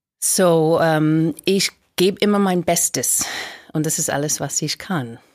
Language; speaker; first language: German; non-native, fluent; English